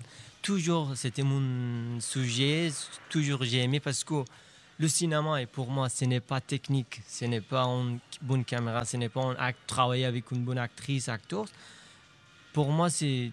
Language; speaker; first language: French; non-native, learner; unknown